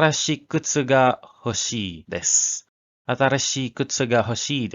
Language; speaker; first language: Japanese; non-native, learner; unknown